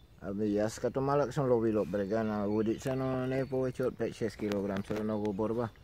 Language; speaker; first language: Bulgarian; non-native, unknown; Spanish